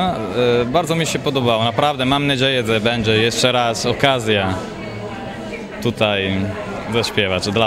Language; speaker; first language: Polish; non-native, learner; Italian